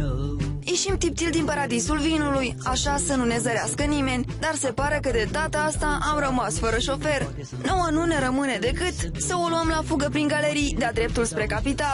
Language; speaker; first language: Romanian; native; Romanian